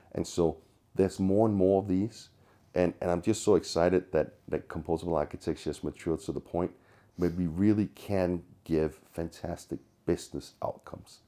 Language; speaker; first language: English; non-native, fluent; Danish